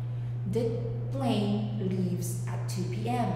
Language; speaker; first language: English; non-native, fluent; Spanish